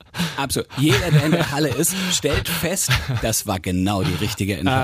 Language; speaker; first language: German; native; German